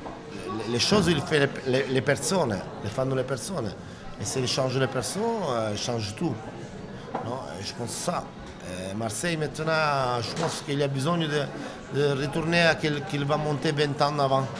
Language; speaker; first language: French; non-native, learner; Italian